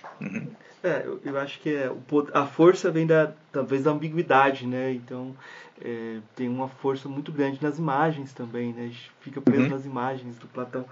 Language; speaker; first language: Portuguese; native; Portuguese